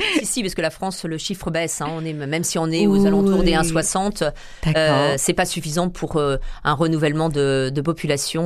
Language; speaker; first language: French; native; French